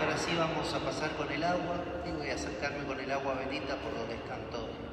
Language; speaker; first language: Spanish; native; Spanish